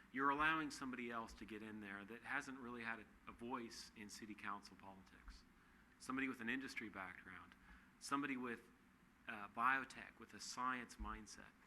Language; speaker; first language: English; native; English